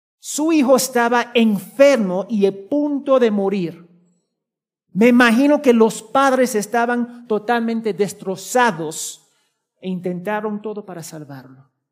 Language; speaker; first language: Spanish; early bilingual, heritage; Spanish